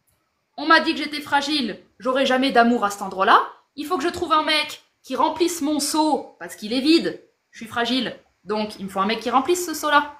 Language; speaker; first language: French; native; French